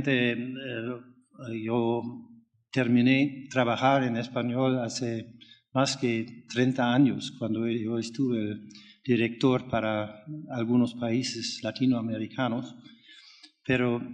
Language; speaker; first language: Spanish; non-native, learner; German